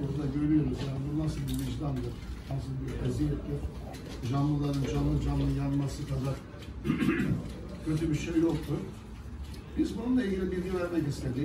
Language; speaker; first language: Turkish; native; Turkish